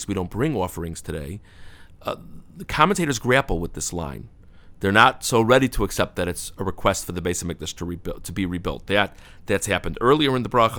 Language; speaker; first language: English; native; English